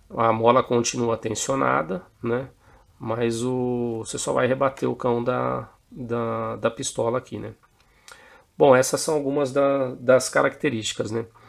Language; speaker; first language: Portuguese; native; Portuguese